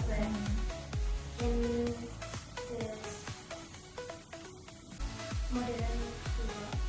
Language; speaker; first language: English; non-native, learner; Indonesian